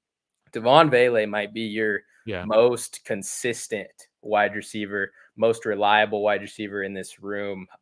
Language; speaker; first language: English; native; English